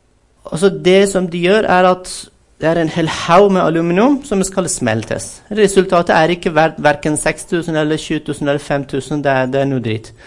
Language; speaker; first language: Norwegian; non-native, fluent; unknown